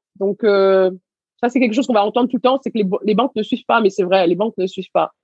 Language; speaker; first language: French; early bilingual, other home language; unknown